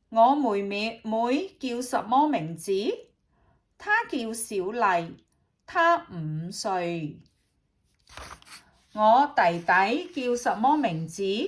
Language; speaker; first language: Chinese; non-native, learner; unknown